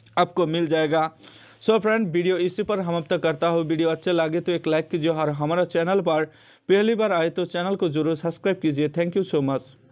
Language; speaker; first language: Hindi; non-native, local second language; Assamese